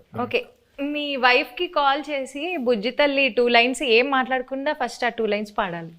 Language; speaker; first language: Telugu; native; Telugu